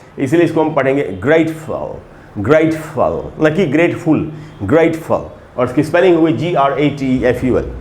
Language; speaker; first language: Hindi; native; Hindi